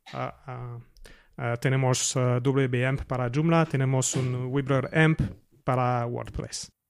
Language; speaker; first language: Spanish; non-native, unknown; French